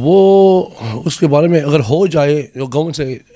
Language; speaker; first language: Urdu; early bilingual, heritage; Urdu